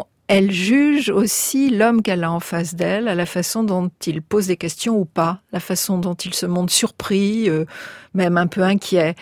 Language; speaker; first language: French; native; French